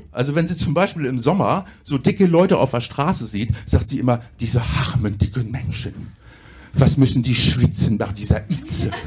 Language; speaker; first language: German; native; German